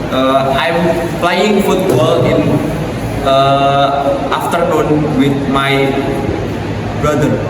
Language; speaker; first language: English; non-native, learner; Indonesian